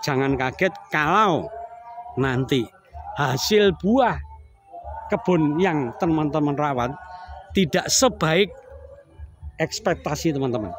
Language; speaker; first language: Indonesian; native; Indonesian